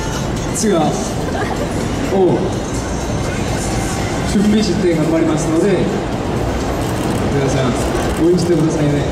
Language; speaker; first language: Japanese; non-native, learner; Korean